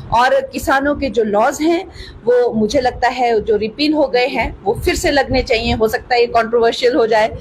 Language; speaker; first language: Hindi; native; Hindi